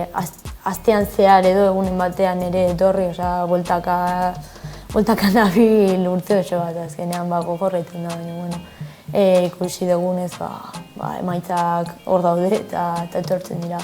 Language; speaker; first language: Basque; non-native, local second language; Spanish